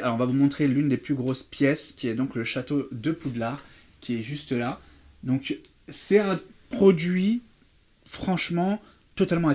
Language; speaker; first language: French; native; French